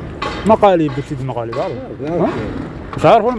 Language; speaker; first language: Arabic; native; Arabic